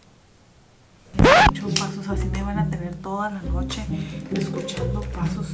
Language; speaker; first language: Spanish; native; Spanish